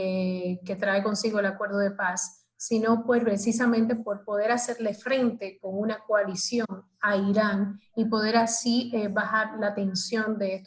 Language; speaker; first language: Spanish; native; Spanish